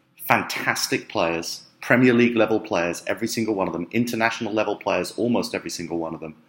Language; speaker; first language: English; native; English